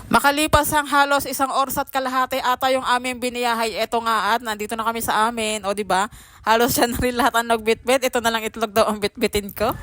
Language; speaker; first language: Filipino; native; Filipino